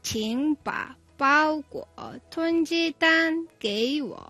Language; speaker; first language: Chinese; non-native, fluent; Mongolian